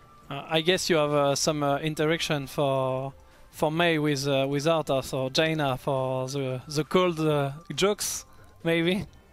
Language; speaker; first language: English; non-native, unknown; French